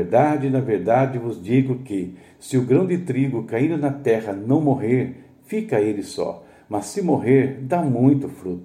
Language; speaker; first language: Portuguese; native; Portuguese